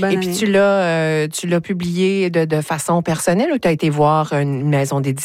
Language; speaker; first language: French; native; French